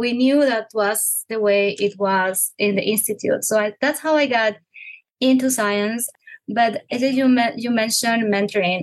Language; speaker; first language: English; non-native, fluent; Spanish